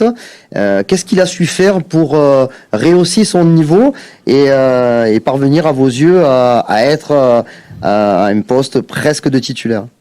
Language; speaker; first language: French; native; French